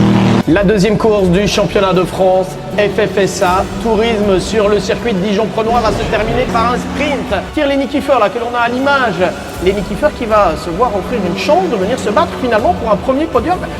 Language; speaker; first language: French; native; French